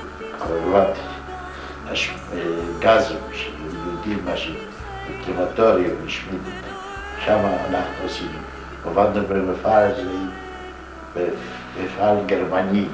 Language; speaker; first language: Hebrew; non-native, fluent; Yiddish